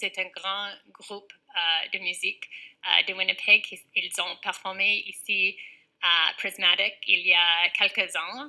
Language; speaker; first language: French; non-native, fluent; English